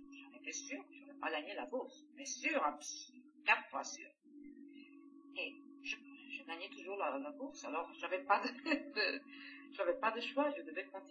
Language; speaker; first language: French; non-native, fluent; Greek